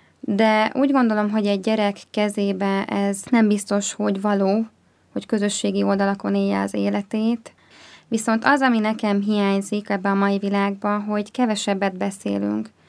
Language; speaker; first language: Hungarian; native; Hungarian